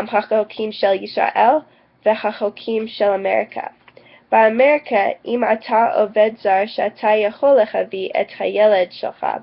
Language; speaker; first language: Hebrew; non-native, learner; English